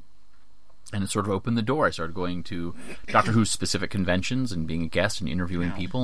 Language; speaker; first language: English; native; English